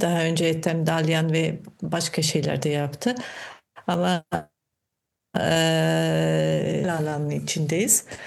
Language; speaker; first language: Turkish; non-native, fluent; German